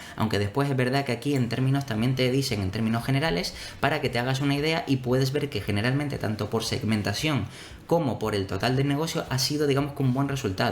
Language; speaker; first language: Spanish; native; Spanish